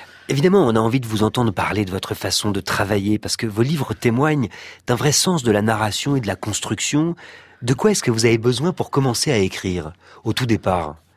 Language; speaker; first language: French; native; French